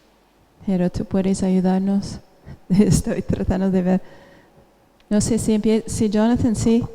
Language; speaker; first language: Spanish; non-native, fluent; English